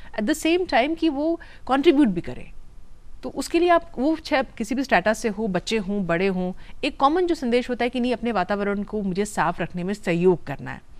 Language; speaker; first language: Hindi; native; Hindi